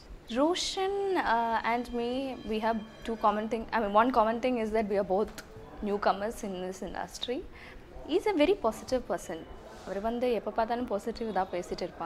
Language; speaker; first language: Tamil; non-native, learner; English